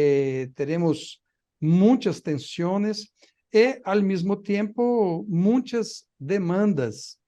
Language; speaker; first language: Spanish; non-native, fluent; Portuguese